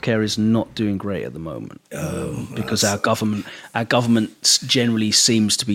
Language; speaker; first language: English; native; English